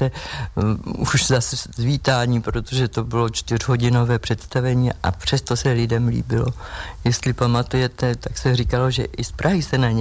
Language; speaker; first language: Czech; native; Czech